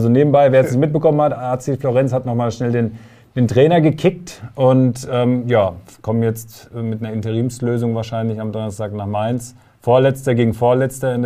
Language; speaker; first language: German; native; German